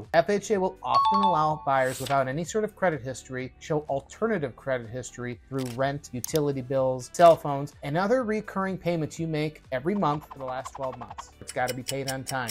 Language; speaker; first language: English; native; English